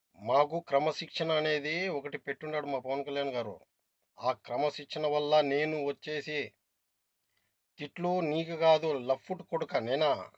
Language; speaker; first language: Telugu; non-native, local second language; Urdu